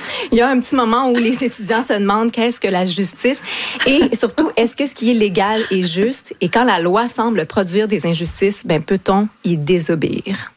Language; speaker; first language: French; native; French